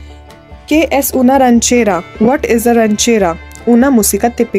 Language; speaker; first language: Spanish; non-native, learner; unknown